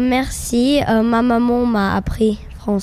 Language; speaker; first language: French; non-native, learner; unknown